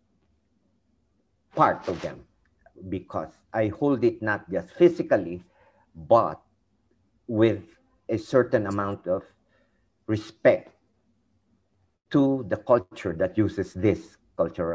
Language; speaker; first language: English; non-native, local second language; Iloko